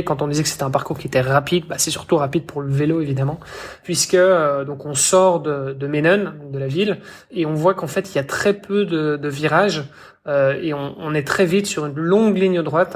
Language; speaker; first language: French; native; French